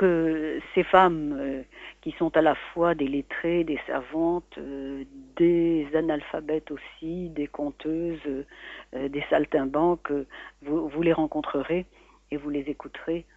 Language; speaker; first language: French; native; French